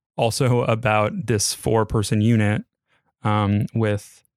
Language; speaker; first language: English; native; English